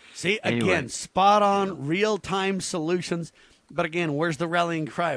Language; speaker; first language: English; native; English